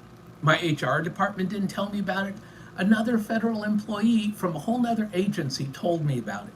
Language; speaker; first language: English; native; English